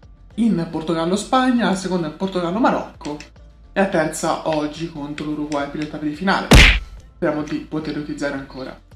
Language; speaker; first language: Italian; native; Italian